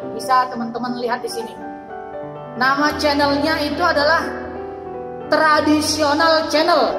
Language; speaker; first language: Indonesian; non-native, local second language; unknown